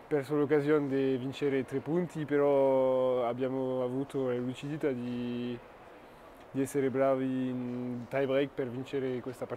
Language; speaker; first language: Italian; non-native, fluent; French